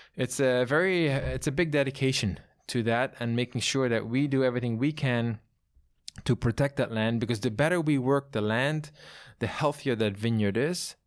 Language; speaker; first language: English; non-native, fluent; Dutch